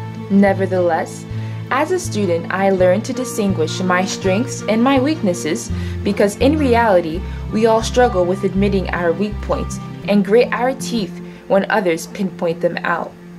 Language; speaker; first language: English; early bilingual, other home language; Haitian Creole